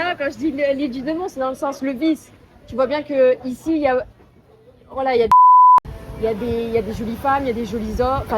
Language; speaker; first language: French; native; French